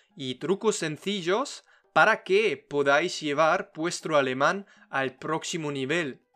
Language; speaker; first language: Spanish; non-native, fluent; German